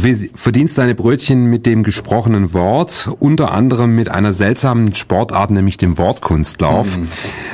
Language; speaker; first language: German; native; German